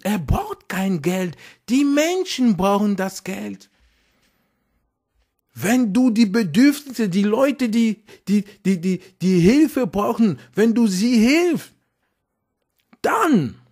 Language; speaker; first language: German; non-native, fluent; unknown